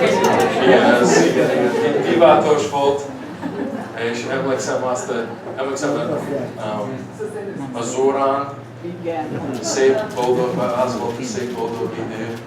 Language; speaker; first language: Hungarian; early bilingual, heritage; English